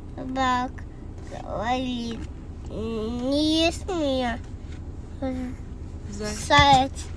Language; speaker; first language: Russian; early bilingual, heritage; Chinese